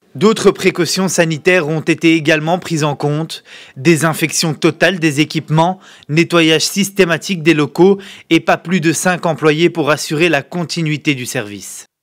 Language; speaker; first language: French; non-native, local second language; Arabic